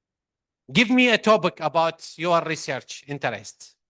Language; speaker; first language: English; non-native, fluent; Arabic